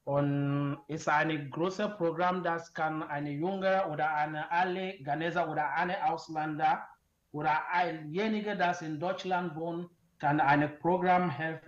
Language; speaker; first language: German; non-native, learner; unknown